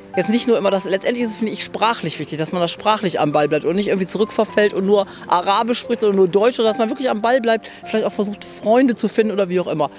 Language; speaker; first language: German; native; German